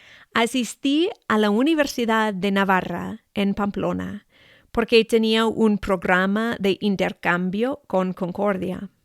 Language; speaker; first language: Spanish; non-native, fluent; English